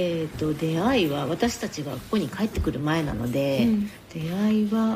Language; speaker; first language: Japanese; native; Japanese